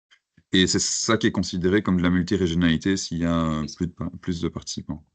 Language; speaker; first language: French; native; French